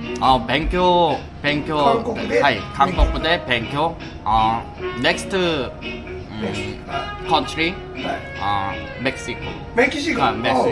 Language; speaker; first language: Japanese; non-native, learner; Korean